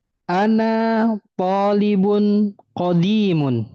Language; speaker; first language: Arabic; non-native, fluent; Indonesian